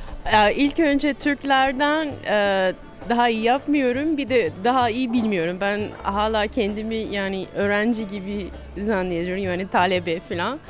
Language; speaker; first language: Turkish; non-native, fluent; English